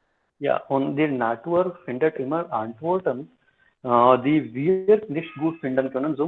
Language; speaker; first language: German; non-native, fluent; Hindi